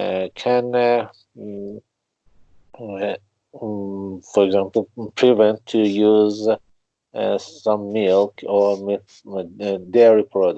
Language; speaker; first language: English; non-native, learner; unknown